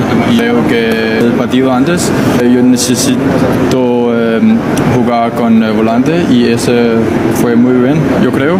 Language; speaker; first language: Spanish; non-native, learner; Danish